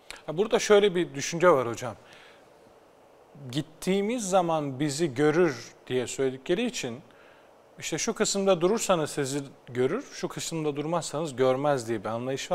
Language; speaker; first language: Turkish; native; Turkish